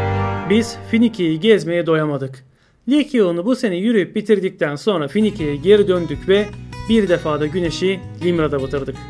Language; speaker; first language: Turkish; native; Turkish